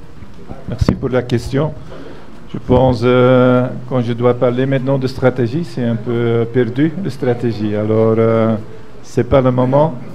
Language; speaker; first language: French; non-native, fluent; Dutch